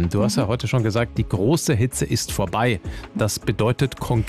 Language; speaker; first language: German; native; German